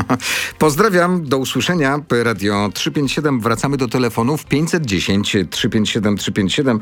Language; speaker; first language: Polish; native; Polish